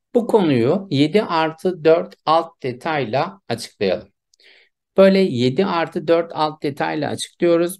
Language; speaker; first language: Turkish; native; Turkish